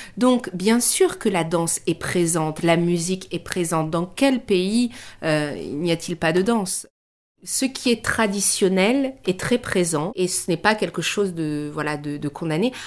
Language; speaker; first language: French; early bilingual, other home language; Persian